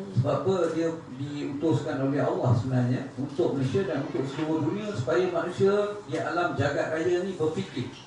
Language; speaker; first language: Malay; native; Malay